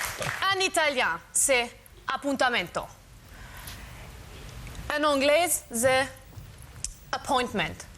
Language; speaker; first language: French; non-native, learner; German